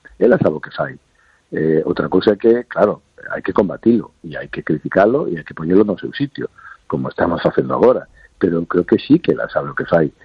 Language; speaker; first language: Galician; non-native, local second language; Spanish